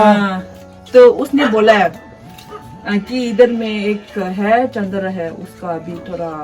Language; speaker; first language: Hindi; non-native, local second language; Tibetan